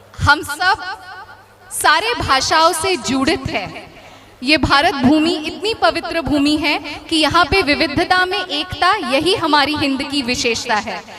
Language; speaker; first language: Hindi; non-native, local second language; Bangla